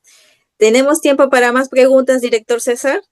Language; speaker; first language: Spanish; native; Spanish